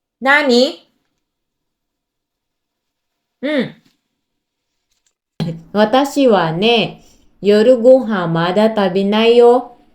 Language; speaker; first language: Japanese; non-native, learner; Cebuano